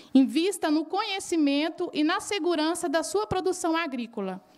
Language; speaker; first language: Portuguese; native; Portuguese